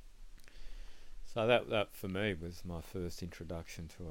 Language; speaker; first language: English; native; English